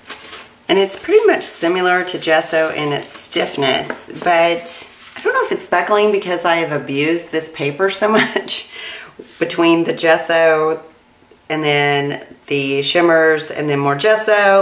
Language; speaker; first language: English; native; English